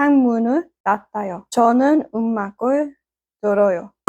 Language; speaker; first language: Korean; non-native, learner; English